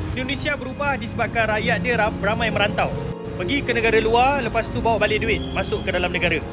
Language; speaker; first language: Malay; native; Malay